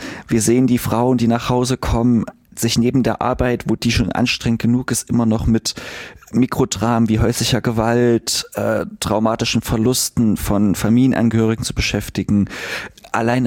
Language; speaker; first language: German; native; German